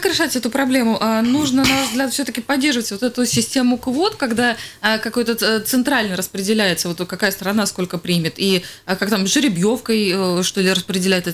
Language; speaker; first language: Russian; native; Russian